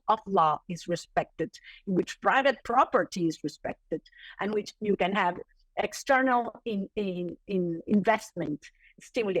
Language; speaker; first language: English; non-native, fluent; Spanish